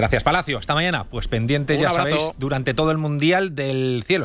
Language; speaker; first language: Spanish; native; Spanish